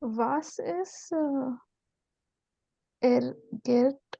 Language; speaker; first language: German; non-native, learner; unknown